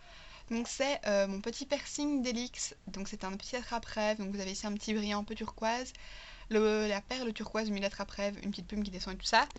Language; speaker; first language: French; native; French